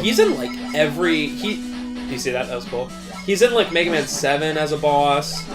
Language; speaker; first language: English; native; English